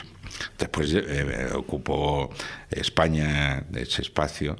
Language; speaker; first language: Spanish; native; Spanish